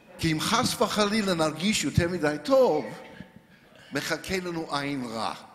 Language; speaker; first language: Hebrew; non-native, fluent; English